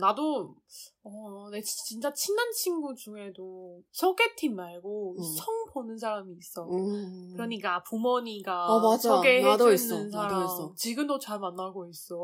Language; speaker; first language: Korean; non-native, learner; Chinese